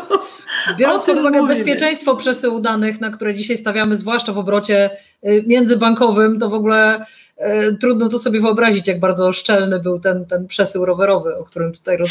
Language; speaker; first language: Polish; native; Polish